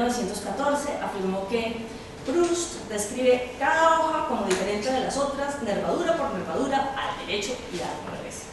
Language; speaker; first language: Spanish; native; Spanish